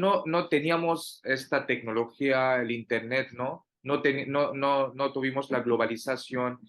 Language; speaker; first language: Spanish; non-native, fluent; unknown